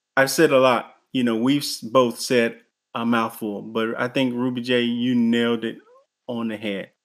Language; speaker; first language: English; native; English